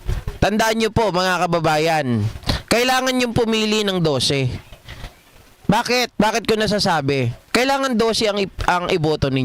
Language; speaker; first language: Filipino; native; Filipino